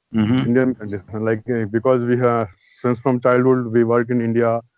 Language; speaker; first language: English; non-native, local second language; Hindi